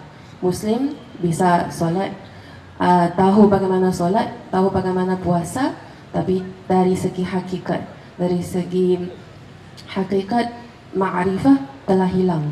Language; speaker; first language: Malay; non-native, fluent; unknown